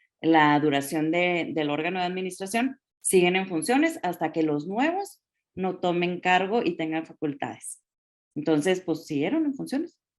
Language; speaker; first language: Spanish; native; Spanish